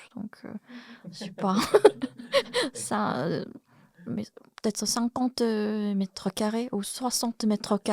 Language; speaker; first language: French; non-native, fluent; Korean